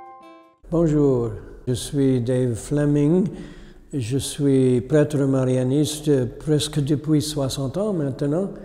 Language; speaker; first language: French; non-native, fluent; English